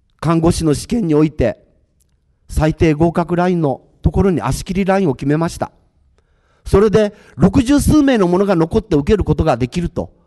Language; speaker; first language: Japanese; native; Japanese